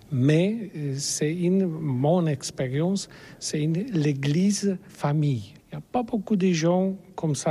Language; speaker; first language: French; non-native, learner; Polish